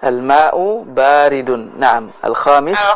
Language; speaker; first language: Arabic; non-native, fluent; Indonesian